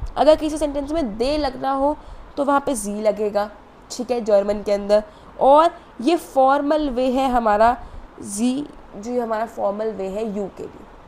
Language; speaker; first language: Hindi; native; Hindi